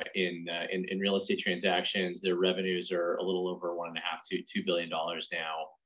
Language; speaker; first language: English; native; English